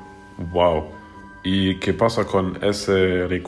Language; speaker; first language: Spanish; non-native, learner; German